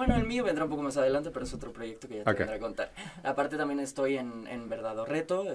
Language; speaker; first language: Spanish; native; Spanish